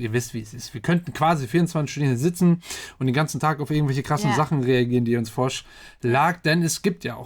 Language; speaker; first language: German; native; German